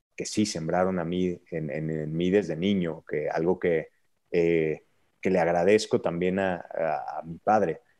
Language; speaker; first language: Spanish; native; Spanish